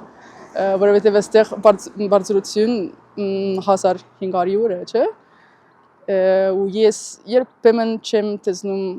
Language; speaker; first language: Armenian; non-native, learner; Italian